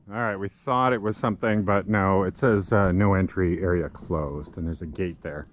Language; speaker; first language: English; native; English